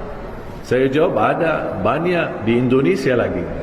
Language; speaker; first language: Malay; non-native, fluent; Arabic